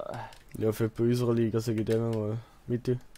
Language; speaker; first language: German; native; German